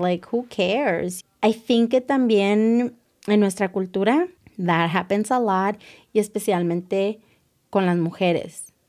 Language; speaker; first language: Spanish; early bilingual, other home language; English